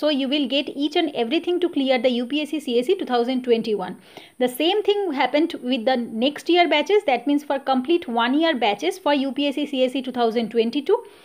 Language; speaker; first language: English; non-native, local second language; Bangla